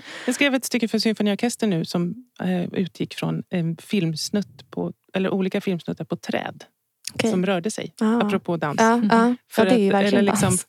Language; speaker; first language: Swedish; native; Swedish